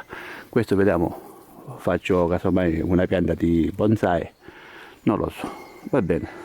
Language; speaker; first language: Italian; native; Italian